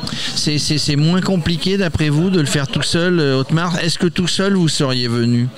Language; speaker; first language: French; native; French